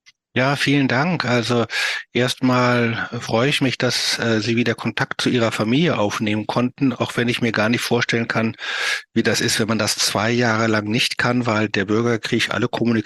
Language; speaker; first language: German; native; German